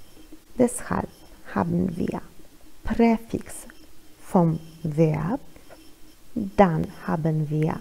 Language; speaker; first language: German; non-native, fluent; Polish